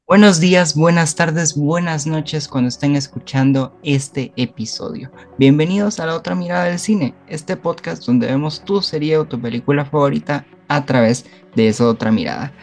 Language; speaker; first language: Spanish; native; Spanish